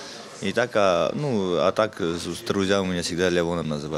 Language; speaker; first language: Russian; non-native, fluent; Armenian